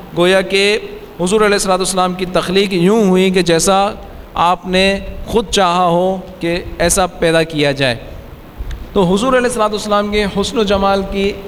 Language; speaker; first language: Urdu; native; Urdu